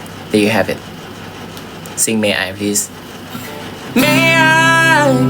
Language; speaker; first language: English; non-native, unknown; Thai